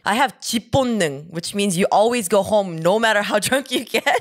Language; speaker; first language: English; early bilingual, other home language; Korean